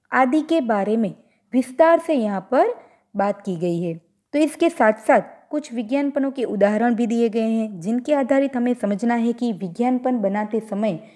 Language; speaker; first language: Hindi; non-native, local second language; Gujarati